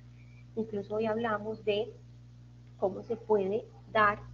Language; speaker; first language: Spanish; native; Spanish